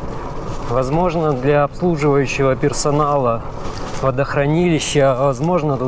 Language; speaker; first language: Russian; native; Russian